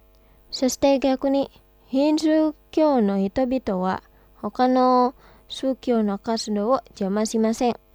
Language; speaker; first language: Japanese; non-native, fluent; Indonesian